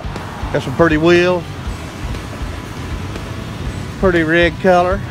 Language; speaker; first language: English; native; English